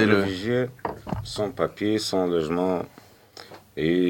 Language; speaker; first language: French; non-native, learner; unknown